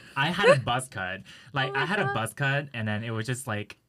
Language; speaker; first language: English; early bilingual, other home language; Chinese